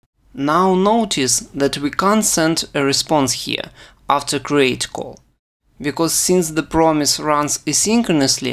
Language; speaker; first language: English; non-native, fluent; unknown